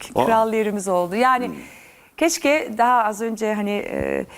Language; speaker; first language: Turkish; early bilingual, other home language; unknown